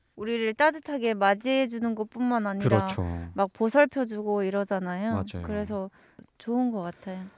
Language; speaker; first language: Korean; native; Korean